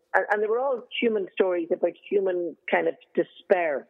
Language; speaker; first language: English; native; English